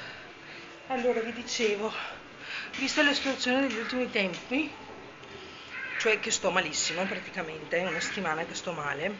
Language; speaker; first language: Italian; native; Italian